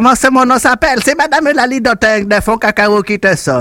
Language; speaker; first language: French; native; French